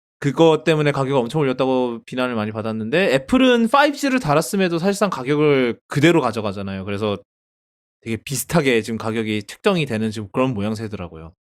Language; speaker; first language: Korean; native; Korean